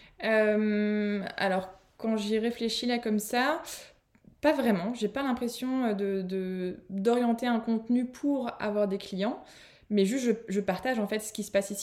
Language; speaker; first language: French; native; French